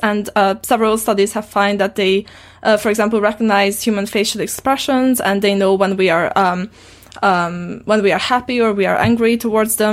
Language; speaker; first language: English; non-native, fluent; Romanian